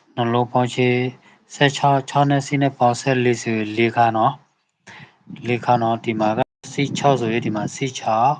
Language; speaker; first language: Burmese; native; Burmese